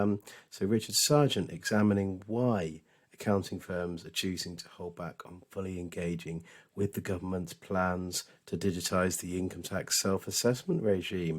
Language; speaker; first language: English; native; English